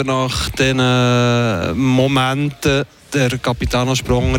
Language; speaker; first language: German; native; German